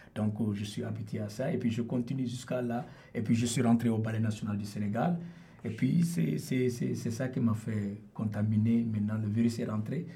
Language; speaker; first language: French; non-native, local second language; Wolof